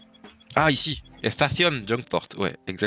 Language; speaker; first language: French; native; French